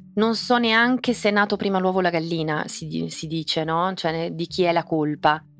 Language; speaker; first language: Italian; native; Italian